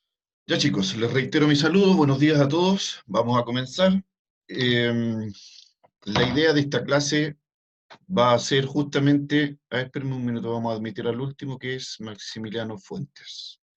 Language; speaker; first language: Spanish; native; Spanish